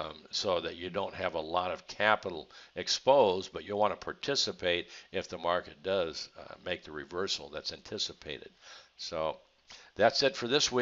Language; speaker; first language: English; native; English